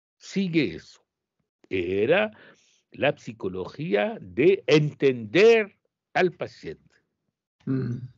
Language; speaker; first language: Spanish; non-native, fluent; French